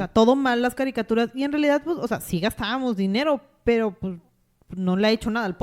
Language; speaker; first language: Spanish; native; Spanish